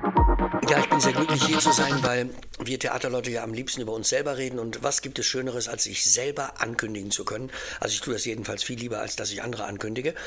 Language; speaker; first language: German; native; German